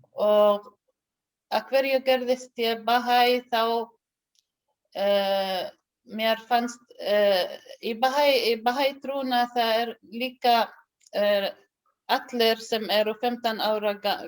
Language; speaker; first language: Icelandic; non-native, learner; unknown